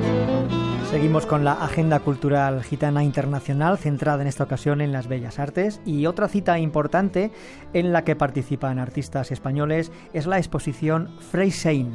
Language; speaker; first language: Spanish; native; Spanish